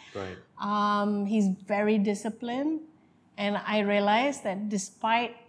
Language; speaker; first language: English; non-native, local second language; Malay